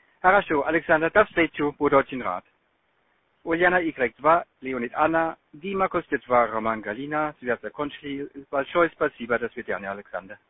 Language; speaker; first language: Russian; non-native, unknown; German